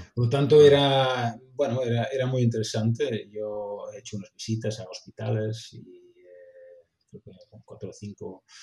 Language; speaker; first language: Spanish; non-native, fluent; Dutch